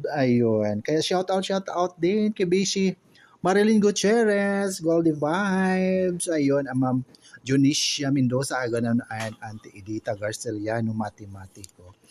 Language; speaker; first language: Filipino; non-native, local second language; Waray